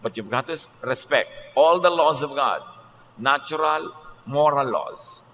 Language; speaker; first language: English; non-native, local second language; Filipino